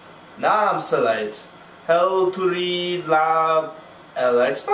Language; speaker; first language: Arabic; non-native, learner; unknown